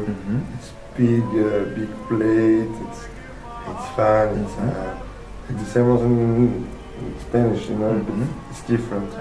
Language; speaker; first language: English; non-native, learner; French